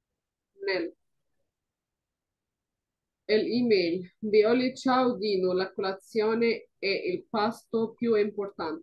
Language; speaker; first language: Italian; non-native, fluent; Arabic